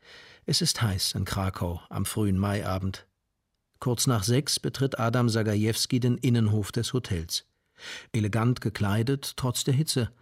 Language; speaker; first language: German; native; German